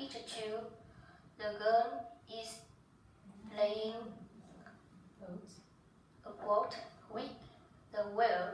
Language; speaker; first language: English; non-native, learner; Vietnamese